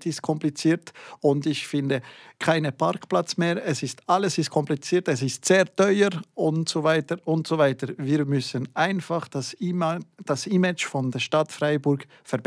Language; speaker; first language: German; non-native, local second language; French